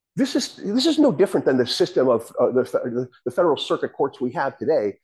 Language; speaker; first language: English; native; English